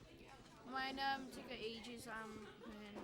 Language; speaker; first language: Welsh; non-native, local second language; English